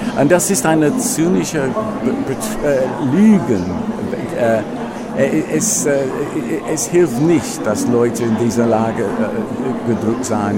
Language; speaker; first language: German; non-native, fluent; English